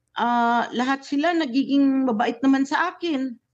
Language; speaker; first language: Filipino; native; Filipino